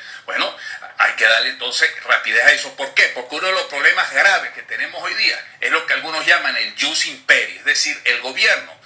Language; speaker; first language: Spanish; native; Spanish